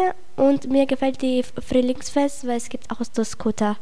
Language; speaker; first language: German; non-native, learner; Greek